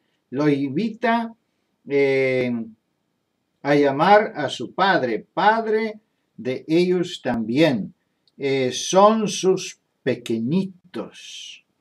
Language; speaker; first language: Spanish; non-native, fluent; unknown